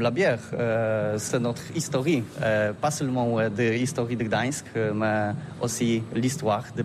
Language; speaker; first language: French; non-native, learner; Polish